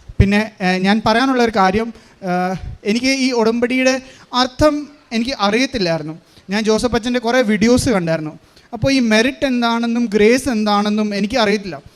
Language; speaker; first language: Malayalam; native; Malayalam